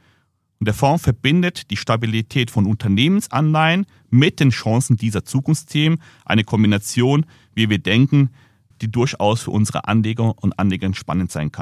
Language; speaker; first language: German; native; German